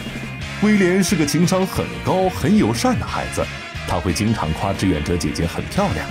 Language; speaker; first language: Chinese; native; Chinese